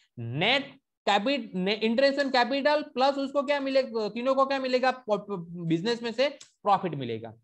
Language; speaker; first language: Hindi; non-native, local second language; Gujarati